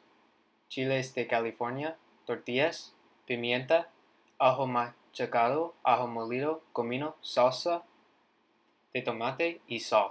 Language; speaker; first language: Spanish; non-native, learner; English